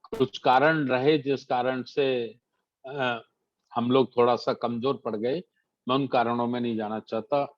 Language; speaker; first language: Hindi; native; Hindi